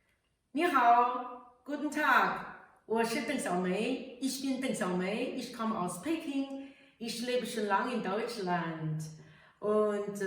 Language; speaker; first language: German; non-native, learner; Chinese